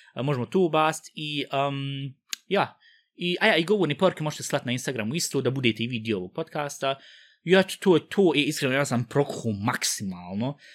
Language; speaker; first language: Bosnian; early bilingual, heritage; Bosnian